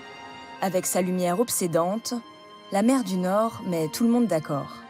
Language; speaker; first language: French; native; French